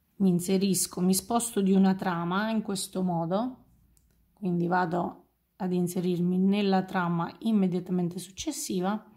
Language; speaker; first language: Italian; native; Italian